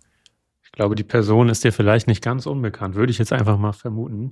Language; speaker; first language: German; native; German